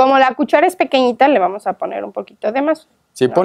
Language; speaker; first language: Spanish; native; Spanish